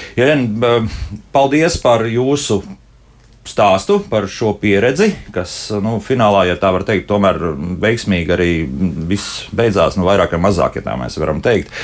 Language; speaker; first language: Latvian; native; Latvian